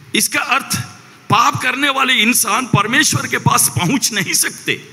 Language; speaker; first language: Hindi; non-native, local second language; Malayalam